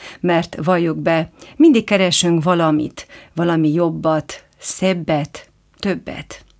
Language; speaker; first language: Hungarian; native; Hungarian